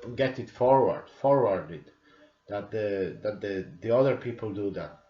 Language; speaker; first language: English; non-native, fluent; Polish